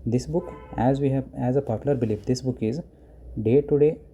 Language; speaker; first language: English; non-native, local second language; Kannada